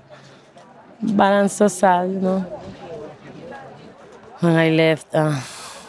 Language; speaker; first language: English; non-native, learner; Spanish